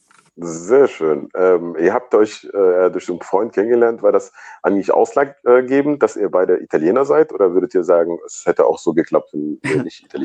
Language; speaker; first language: German; native; German